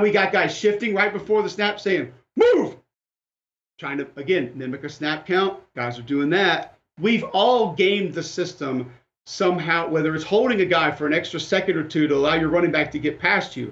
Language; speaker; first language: English; native; English